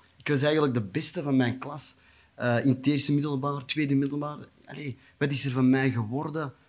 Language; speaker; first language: Dutch; non-native, local second language; Turkish